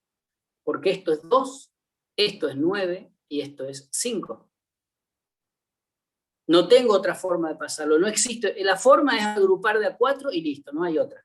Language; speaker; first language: Spanish; native; Spanish